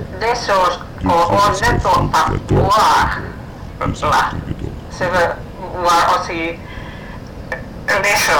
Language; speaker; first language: French; non-native, learner; Finnish